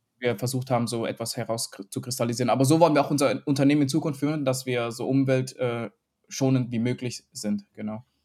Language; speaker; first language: German; early bilingual, other home language; Vietnamese